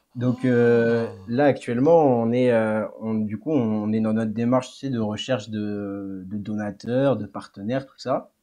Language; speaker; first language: French; native; French